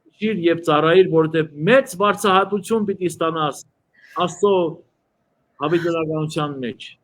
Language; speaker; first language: Armenian; early bilingual, heritage; Armenian